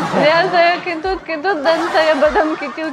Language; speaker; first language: Indonesian; non-native, learner; Russian